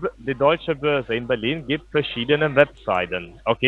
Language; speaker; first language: German; non-native, fluent; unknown